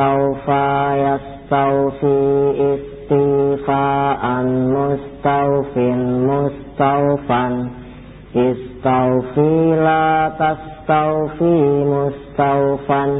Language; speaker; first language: Arabic; non-native, fluent; Indonesian